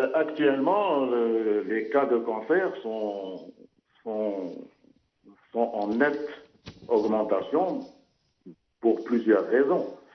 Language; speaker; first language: French; non-native, local second language; Arabic